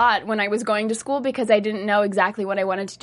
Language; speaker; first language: English; native; English